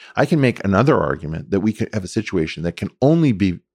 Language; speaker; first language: English; native; English